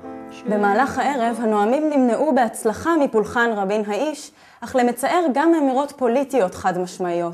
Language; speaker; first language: Hebrew; native; Hebrew